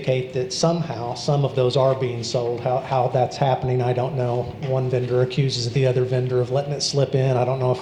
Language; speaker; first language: English; native; English